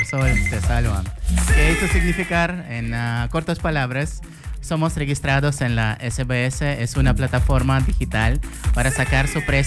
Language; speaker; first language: Spanish; non-native, learner; Russian